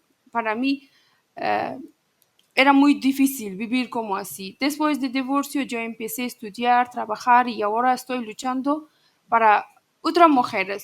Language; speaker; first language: Spanish; non-native, learner; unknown